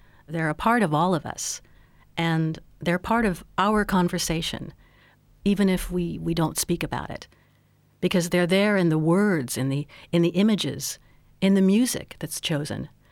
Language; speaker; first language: English; native; English